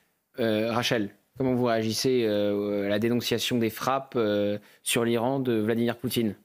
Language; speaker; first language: French; native; French